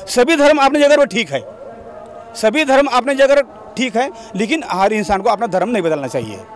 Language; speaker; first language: Hindi; non-native, local second language; Marathi